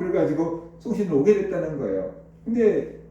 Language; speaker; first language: Korean; native; Korean